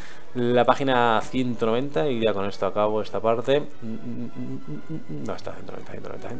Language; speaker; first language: Spanish; native; Spanish